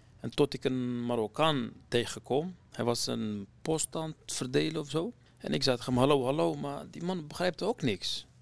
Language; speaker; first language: Dutch; non-native, fluent; Kurdish